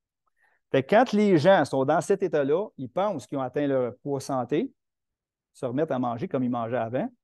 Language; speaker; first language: French; native; French